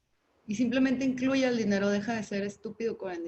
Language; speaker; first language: Spanish; native; Spanish